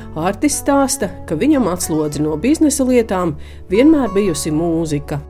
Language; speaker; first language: Latvian; native; Latvian